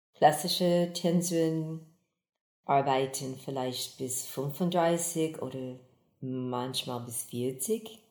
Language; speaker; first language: German; non-native, fluent; English